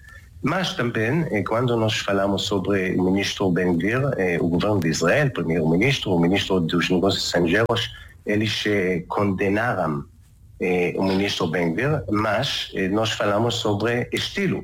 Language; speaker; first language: Portuguese; non-native, learner; Hebrew